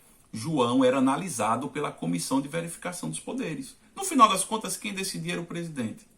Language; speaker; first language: Portuguese; native; Portuguese